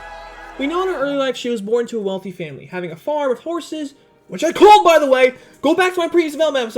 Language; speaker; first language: English; native; English